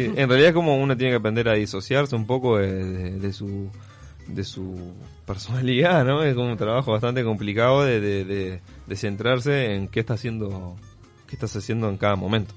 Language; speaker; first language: Spanish; native; Spanish